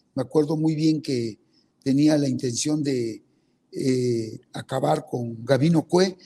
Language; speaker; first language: Spanish; non-native, local second language; Zapotec